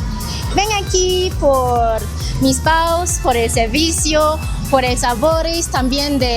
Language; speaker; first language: Spanish; non-native, learner; Chinese